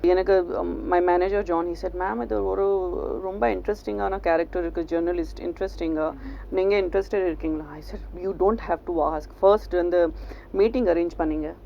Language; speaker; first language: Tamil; non-native, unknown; Gujarati